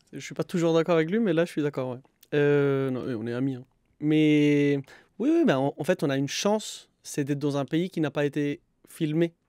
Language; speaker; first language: French; non-native, fluent; Spanish